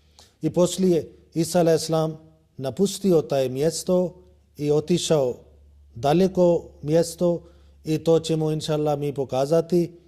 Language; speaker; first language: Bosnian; non-native, learner; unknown